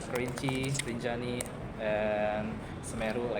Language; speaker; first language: English; non-native, learner; Indonesian